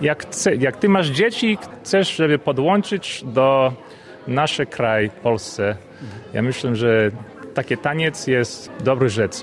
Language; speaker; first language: Polish; early bilingual, heritage; Polish